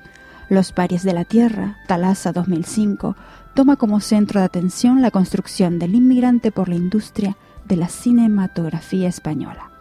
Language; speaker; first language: Spanish; native; Spanish